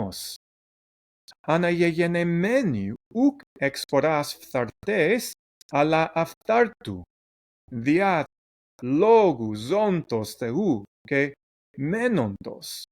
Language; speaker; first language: Greek; non-native, fluent; English